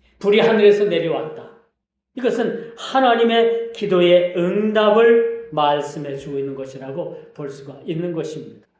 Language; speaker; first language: Korean; native; Korean